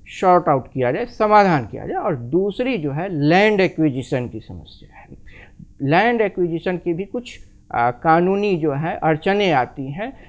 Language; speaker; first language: Hindi; native; Hindi